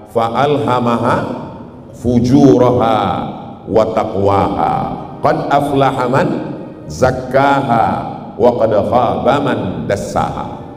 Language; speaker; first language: Malay; native; Malay